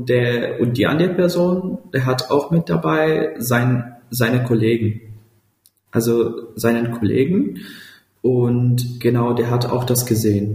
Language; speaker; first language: German; non-native, fluent; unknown